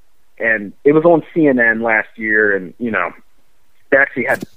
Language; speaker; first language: English; native; English